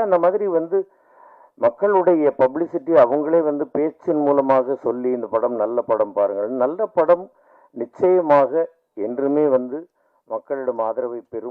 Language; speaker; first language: Tamil; native; Tamil